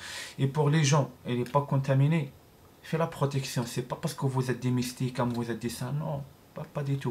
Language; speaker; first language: French; non-native, learner; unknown